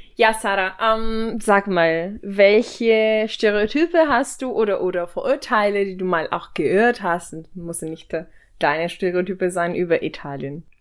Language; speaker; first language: German; non-native, fluent; Italian